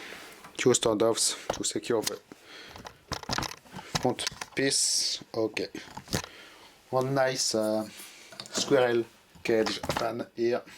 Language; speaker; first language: English; non-native, fluent; French